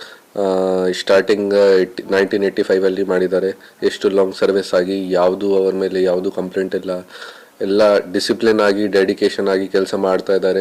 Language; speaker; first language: Kannada; non-native, fluent; Hindi